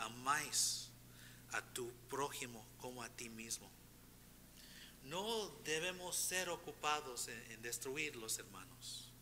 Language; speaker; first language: Spanish; non-native, fluent; English